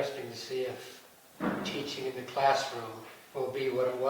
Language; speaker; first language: English; native; English